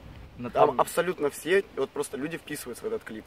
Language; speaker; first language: Russian; native; Russian